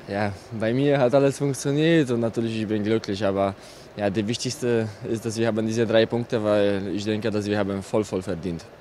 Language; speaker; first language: German; non-native, learner; Polish